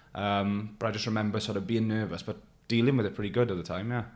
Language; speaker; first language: English; native; English